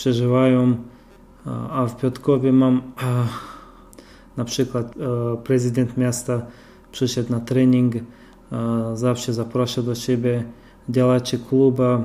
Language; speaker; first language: Polish; non-native, fluent; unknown